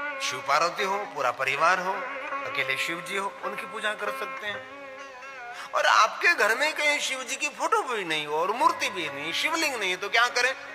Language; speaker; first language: Hindi; non-native, local second language; Gujarati